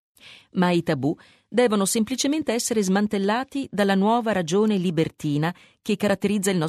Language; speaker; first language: Italian; native; Italian